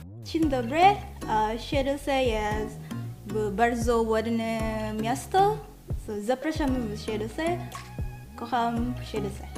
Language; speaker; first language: Polish; non-native, learner; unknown